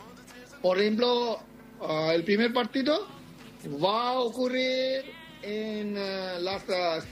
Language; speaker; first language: Spanish; non-native, fluent; Bangla